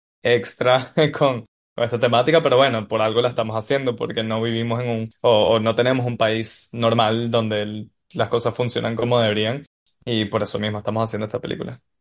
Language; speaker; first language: Spanish; native; Spanish